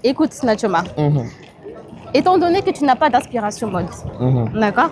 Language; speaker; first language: French; native; French